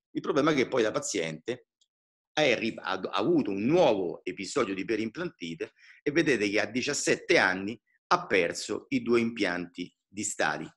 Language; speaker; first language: Italian; native; Italian